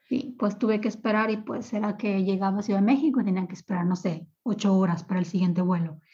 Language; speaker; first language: Spanish; native; Spanish